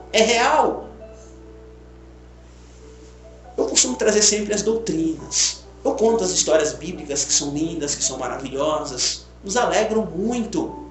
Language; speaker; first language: Portuguese; native; Portuguese